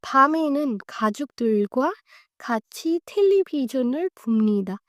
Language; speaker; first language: Korean; non-native, fluent; Hindi